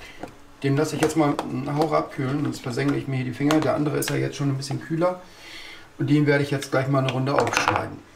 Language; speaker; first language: German; native; German